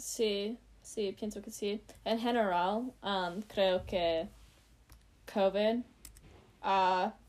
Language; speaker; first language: Spanish; non-native, learner; English